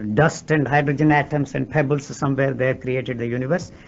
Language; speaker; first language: English; non-native, local second language; Telugu